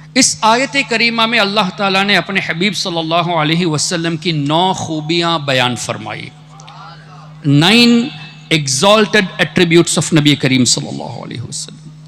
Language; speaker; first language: Urdu; non-native, fluent; Memoni